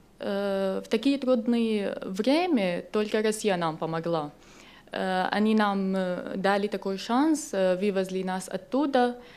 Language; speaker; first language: Russian; non-native, learner; Arabic